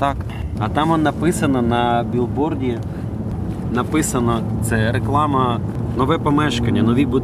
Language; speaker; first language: Polish; non-native, learner; Ukrainian